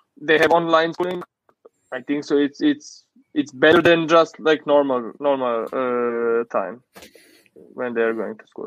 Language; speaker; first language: English; non-native, learner; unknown